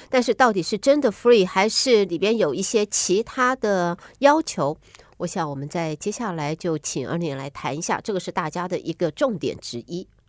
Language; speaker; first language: Chinese; native; Chinese